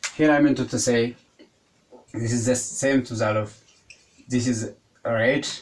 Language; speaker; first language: English; non-native, local second language; Amharic